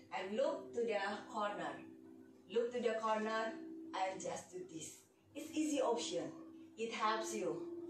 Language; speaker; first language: English; non-native, learner; Indonesian